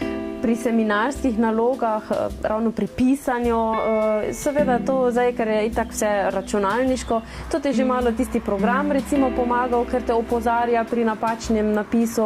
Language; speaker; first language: Slovenian; early bilingual, heritage; Slovenian